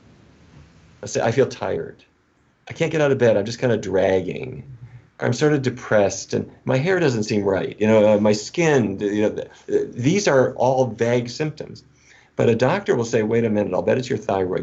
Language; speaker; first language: English; native; English